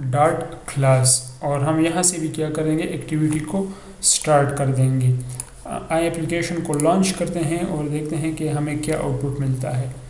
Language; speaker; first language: Urdu; non-native, local second language; Pashto